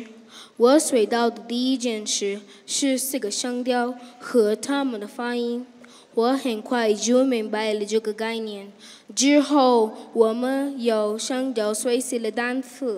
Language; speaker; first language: Chinese; non-native, learner; English